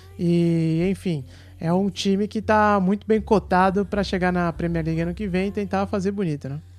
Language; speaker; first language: Portuguese; native; Portuguese